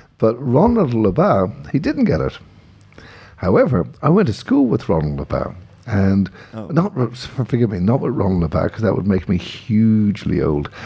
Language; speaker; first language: English; native; English